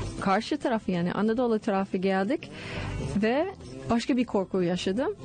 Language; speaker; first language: Turkish; non-native, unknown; English